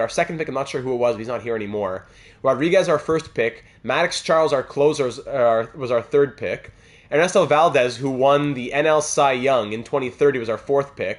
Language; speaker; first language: English; native; English